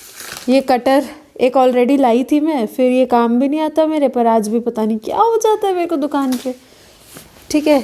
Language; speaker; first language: Hindi; native; Hindi